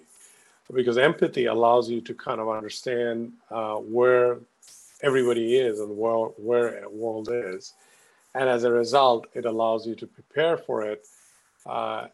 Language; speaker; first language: English; non-native, local second language; Bangla